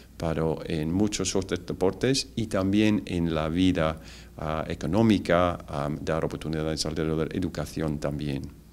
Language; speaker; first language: Spanish; non-native, fluent; English